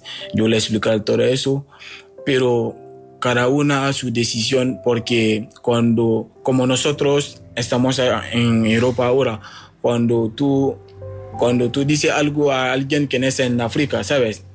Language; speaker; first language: Spanish; non-native, learner; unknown